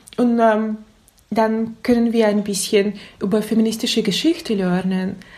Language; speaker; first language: German; non-native, learner; Russian